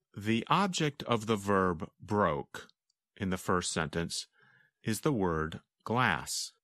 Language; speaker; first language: English; native; English